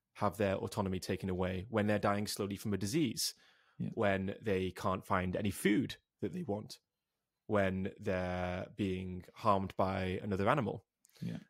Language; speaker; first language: English; native; English